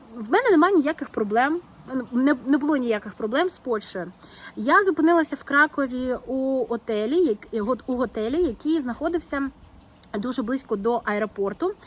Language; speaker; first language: Ukrainian; non-native, local second language; Russian